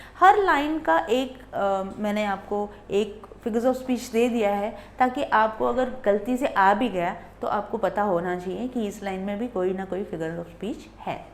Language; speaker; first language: Hindi; non-native, local second language; Bangla